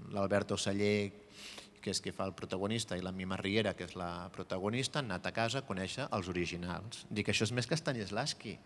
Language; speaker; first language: Catalan; native; Catalan